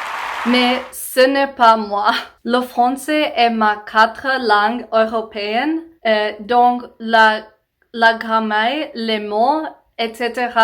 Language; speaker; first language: French; non-native, learner; English